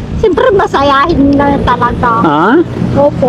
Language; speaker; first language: Filipino; non-native, local second language; Iloko